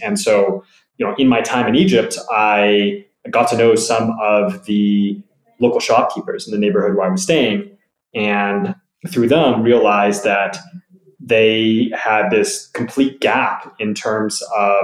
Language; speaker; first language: English; native; English